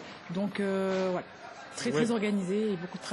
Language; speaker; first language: French; native; French